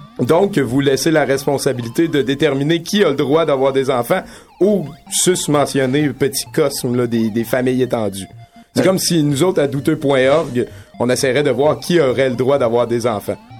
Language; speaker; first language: French; native; French